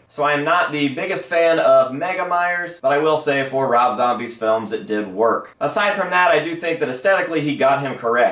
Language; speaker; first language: English; native; English